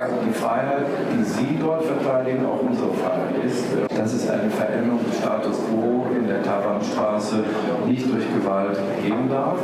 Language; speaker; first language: German; native; German